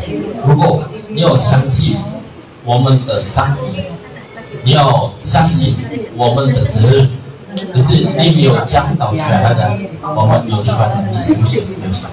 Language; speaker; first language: Chinese; non-native, learner; Indonesian